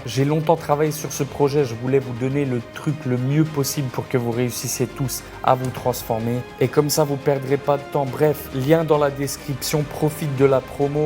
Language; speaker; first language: French; native; French